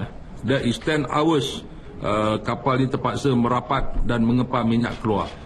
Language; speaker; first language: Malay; native; Malay